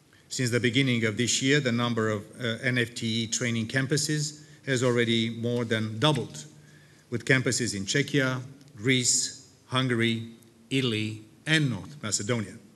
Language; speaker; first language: English; non-native, fluent; Romanian